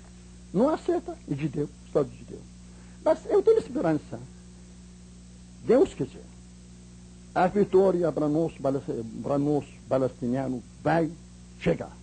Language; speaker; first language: Portuguese; non-native, learner; Arabic